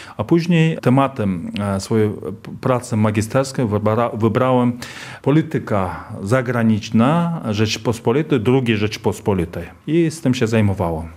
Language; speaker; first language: Polish; non-native, fluent; Kazakh